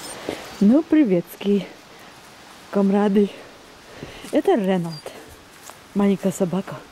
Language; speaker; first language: Russian; early bilingual, heritage; English